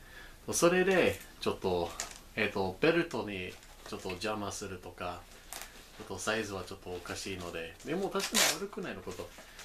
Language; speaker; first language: Japanese; non-native, learner; English